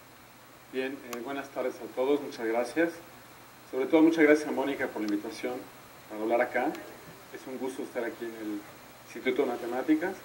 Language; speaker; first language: Spanish; native; Spanish